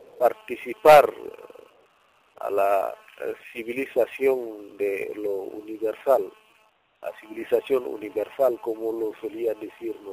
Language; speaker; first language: Spanish; non-native, fluent; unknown